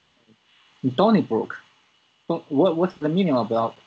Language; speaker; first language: English; non-native, learner; Chinese